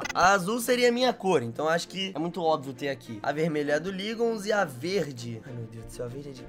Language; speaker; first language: Portuguese; native; Portuguese